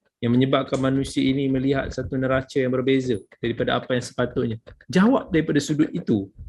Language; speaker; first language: Malay; native; Malay